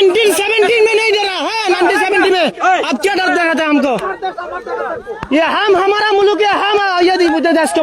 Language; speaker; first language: Hindi; non-native, local second language; Bangla